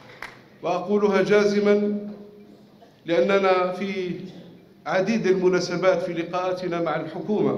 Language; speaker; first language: Arabic; native; Arabic